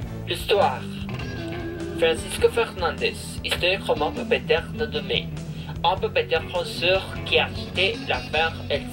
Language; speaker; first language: French; non-native, learner; Spanish